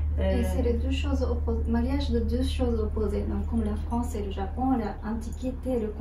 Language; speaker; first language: French; non-native, fluent; Japanese